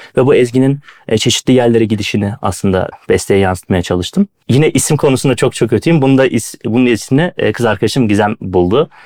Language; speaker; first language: Turkish; native; Turkish